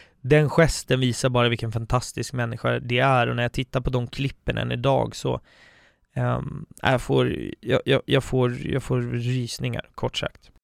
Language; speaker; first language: Swedish; native; Swedish